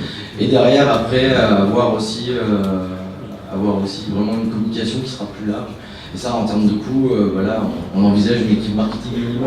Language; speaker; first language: French; native; French